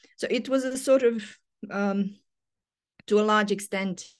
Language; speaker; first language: English; non-native, fluent; Serbian